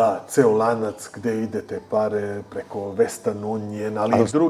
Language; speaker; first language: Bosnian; early bilingual, heritage; Bosnian